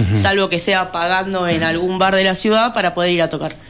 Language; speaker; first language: Spanish; native; Spanish